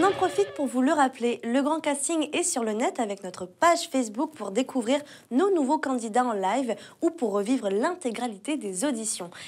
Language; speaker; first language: French; native; French